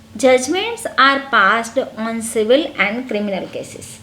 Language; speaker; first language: English; non-native, local second language; Gujarati